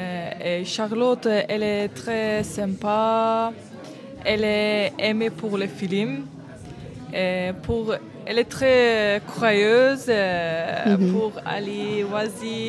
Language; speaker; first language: French; non-native, learner; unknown